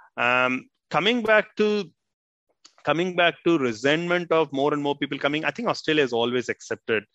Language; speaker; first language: English; non-native, local second language; Tamil